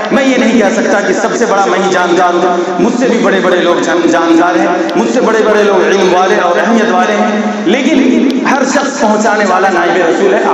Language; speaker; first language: Urdu; non-native, local second language; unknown